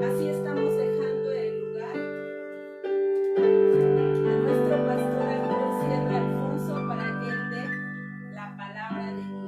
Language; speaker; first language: Spanish; native; Spanish